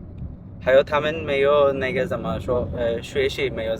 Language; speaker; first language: Chinese; non-native, fluent; Bangla